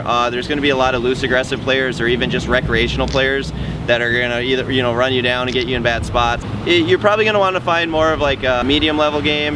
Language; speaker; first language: English; native; English